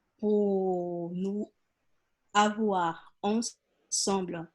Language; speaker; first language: French; non-native, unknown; Portuguese